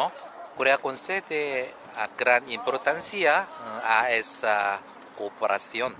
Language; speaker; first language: Spanish; non-native, learner; Korean